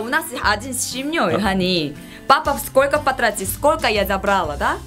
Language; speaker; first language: Russian; non-native, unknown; Korean